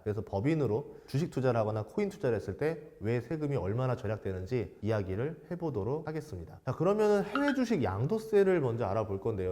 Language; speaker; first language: Korean; native; Korean